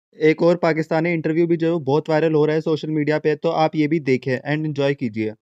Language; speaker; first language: Hindi; native; Hindi